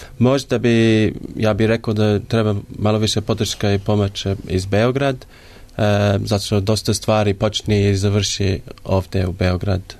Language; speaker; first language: Serbian; non-native, learner; English